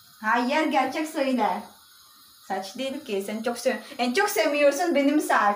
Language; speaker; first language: Turkish; non-native, learner; Filipino